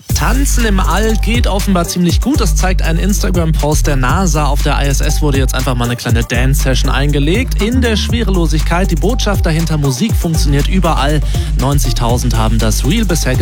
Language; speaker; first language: German; native; German